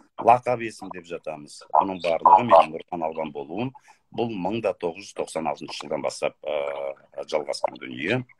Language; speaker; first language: Kazakh; native; Kazakh